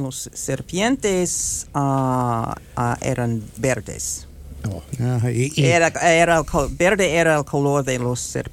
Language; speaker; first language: Spanish; non-native, fluent; English